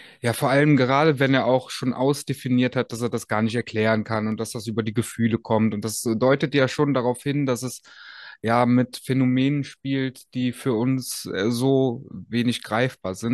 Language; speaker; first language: German; native; German